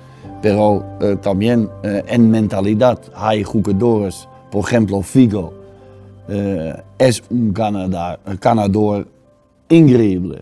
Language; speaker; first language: Spanish; non-native, learner; Dutch